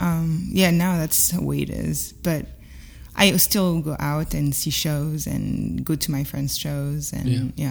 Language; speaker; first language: English; non-native, fluent; French